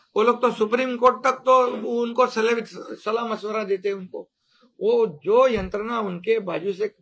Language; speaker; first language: Hindi; non-native, local second language; Marathi